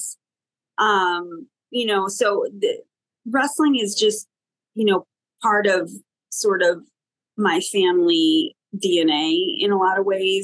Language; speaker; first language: English; native; English